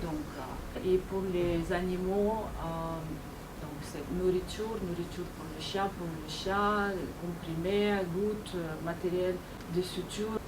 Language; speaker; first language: French; non-native, fluent; Ukrainian